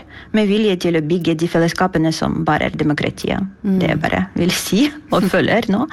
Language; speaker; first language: Norwegian; non-native, fluent; Ukrainian